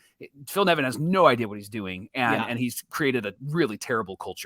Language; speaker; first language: English; native; English